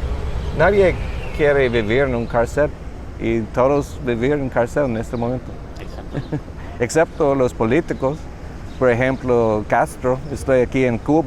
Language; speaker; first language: Spanish; non-native, learner; English